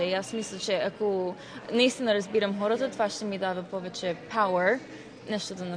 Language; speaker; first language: Bulgarian; early bilingual, heritage; Bulgarian